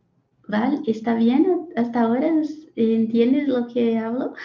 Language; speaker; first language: Spanish; non-native, learner; Portuguese